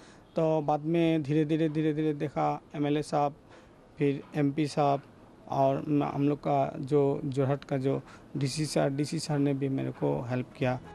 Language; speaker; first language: Hindi; non-native, local second language; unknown